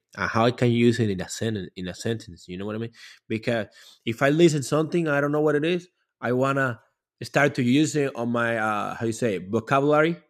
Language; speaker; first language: English; non-native, learner; Spanish